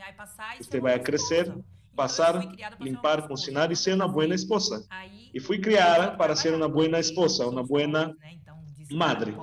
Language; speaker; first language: Spanish; non-native, learner; Portuguese